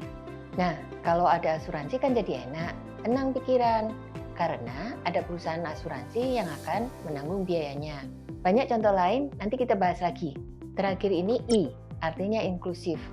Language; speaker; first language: Indonesian; native; Indonesian